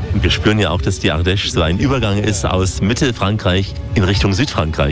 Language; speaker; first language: German; native; German